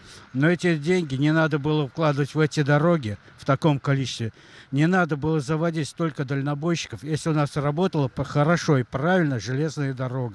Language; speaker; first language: Russian; native; Russian